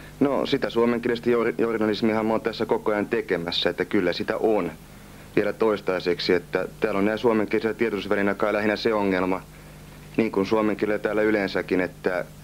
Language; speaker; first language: Finnish; native; Finnish